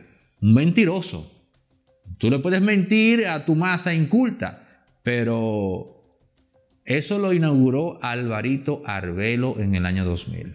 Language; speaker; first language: Spanish; native; Spanish